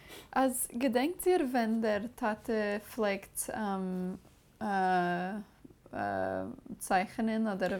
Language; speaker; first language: German; non-native, fluent; English